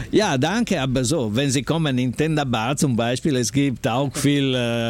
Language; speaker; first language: German; non-native, learner; Italian